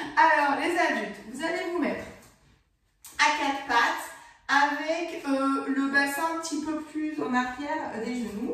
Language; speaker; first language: French; native; French